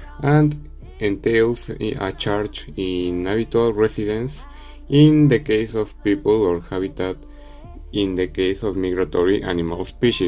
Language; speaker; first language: English; non-native, learner; Spanish